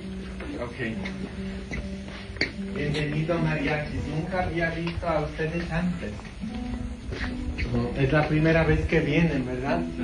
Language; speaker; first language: Spanish; non-native, fluent; English